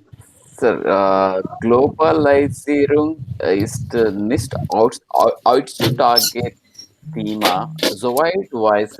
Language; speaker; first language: German; non-native, learner; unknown